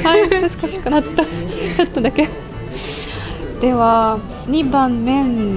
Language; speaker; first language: Japanese; non-native, fluent; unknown